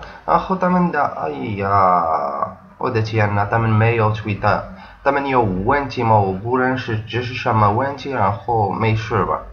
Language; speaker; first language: Chinese; non-native, learner; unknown